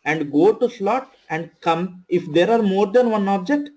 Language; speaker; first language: English; non-native, local second language; Telugu